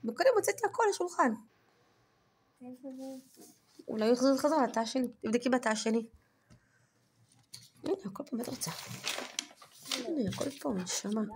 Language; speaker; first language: Hebrew; native; Hebrew